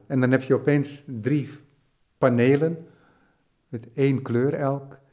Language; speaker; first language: Dutch; native; Dutch